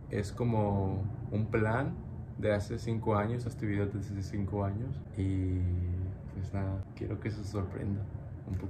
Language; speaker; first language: Spanish; native; Spanish